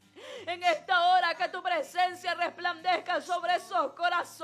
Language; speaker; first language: Spanish; native; Spanish